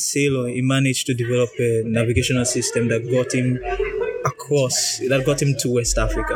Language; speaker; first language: English; non-native, local second language; Krio